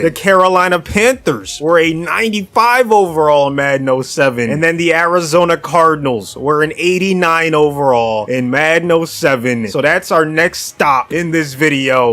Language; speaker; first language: English; native; English